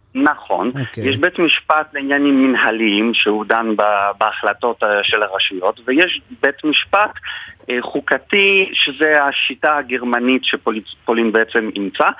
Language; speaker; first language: Hebrew; non-native, fluent; Polish